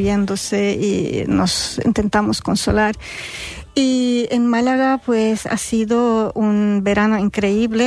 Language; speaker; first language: Spanish; non-native, fluent; Arabic